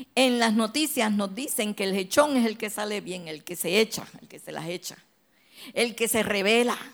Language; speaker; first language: Spanish; native; Spanish